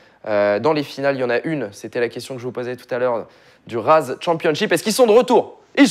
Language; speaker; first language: French; native; French